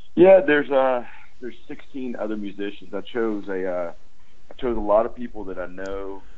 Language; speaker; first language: English; native; English